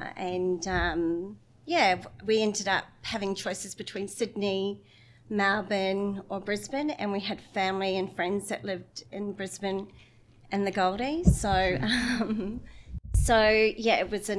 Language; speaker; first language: English; native; English